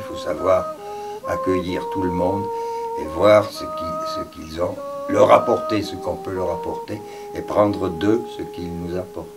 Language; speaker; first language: French; native; French